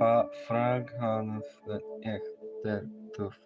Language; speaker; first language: Icelandic; non-native, learner; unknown